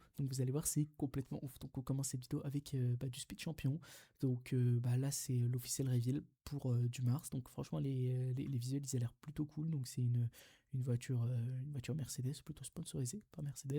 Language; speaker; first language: French; native; French